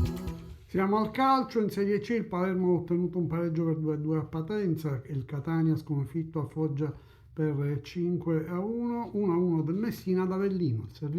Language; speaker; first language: Italian; native; Italian